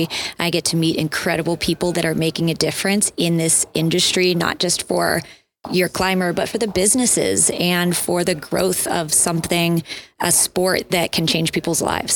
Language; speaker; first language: English; native; English